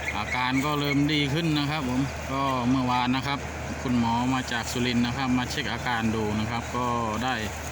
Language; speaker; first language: Thai; non-native, local second language; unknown